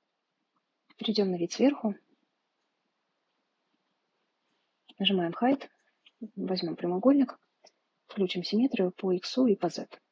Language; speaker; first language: Russian; native; Russian